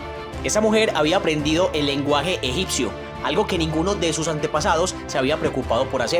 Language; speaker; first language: Spanish; native; Spanish